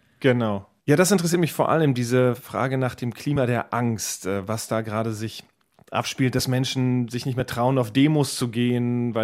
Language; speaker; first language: German; native; German